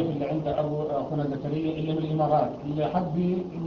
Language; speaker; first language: Arabic; native; Arabic